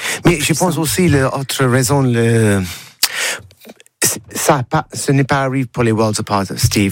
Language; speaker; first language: French; non-native, learner; English